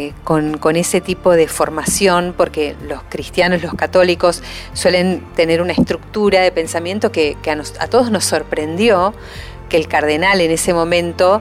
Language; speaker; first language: Spanish; native; Spanish